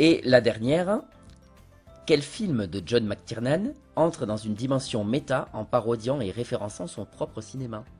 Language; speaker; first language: French; native; French